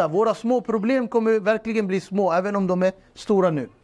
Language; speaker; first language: Swedish; non-native, fluent; Urdu